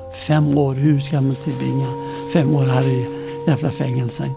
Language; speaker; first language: Swedish; non-native, learner; Persian